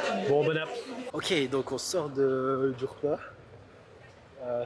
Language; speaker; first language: French; native; French